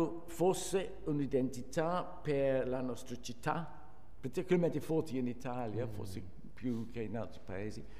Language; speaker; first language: Italian; non-native, fluent; English